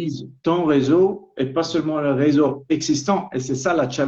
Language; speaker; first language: French; non-native, local second language; Italian